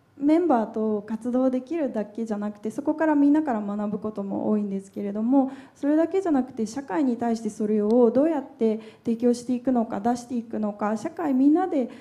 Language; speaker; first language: Japanese; native; Japanese